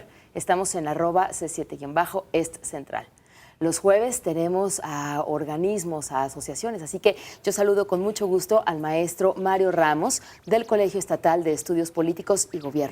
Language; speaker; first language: Spanish; native; Spanish